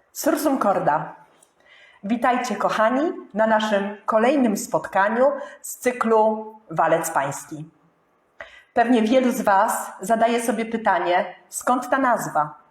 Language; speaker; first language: Polish; native; Polish